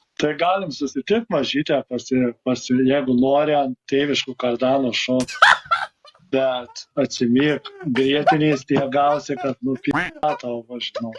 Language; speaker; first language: Lithuanian; native; Lithuanian